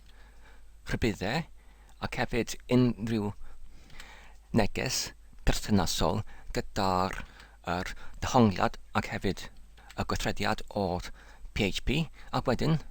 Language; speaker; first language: Welsh; non-native, learner; English